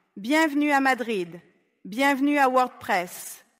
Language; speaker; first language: French; non-native, fluent; Spanish